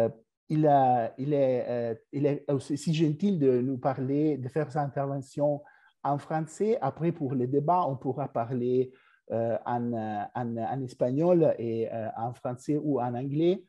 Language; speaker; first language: French; non-native, fluent; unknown